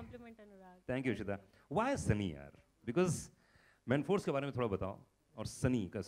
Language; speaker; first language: Hindi; native; Hindi